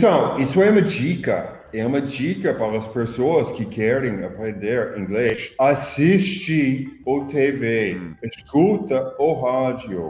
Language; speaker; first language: Portuguese; non-native, fluent; English